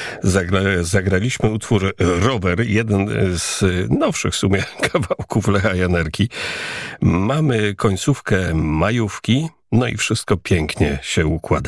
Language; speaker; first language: Polish; native; Polish